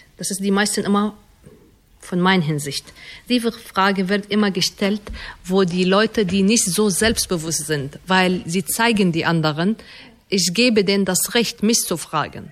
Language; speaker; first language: German; non-native, fluent; Arabic